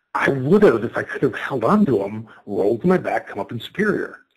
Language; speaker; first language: English; native; English